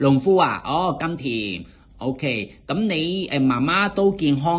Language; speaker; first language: Cantonese; native; Cantonese